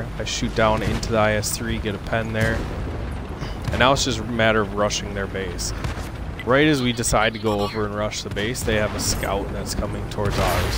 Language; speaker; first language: English; native; English